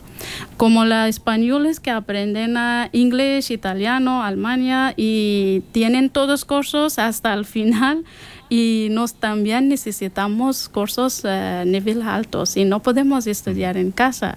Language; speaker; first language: Spanish; non-native, learner; Persian